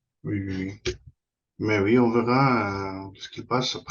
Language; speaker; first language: French; non-native, fluent; Spanish